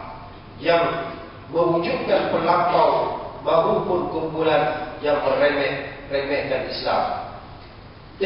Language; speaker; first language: Malay; native; Malay